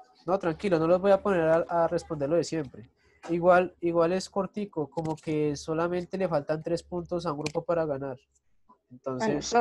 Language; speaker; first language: Spanish; native; Spanish